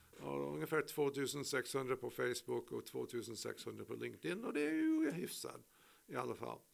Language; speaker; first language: Swedish; non-native, fluent; English